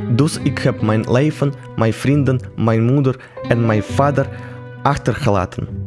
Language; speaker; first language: Dutch; non-native, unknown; Russian